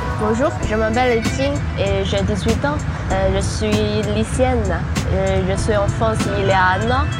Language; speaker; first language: French; non-native, learner; Chinese